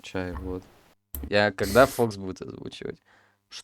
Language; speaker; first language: Russian; native; Russian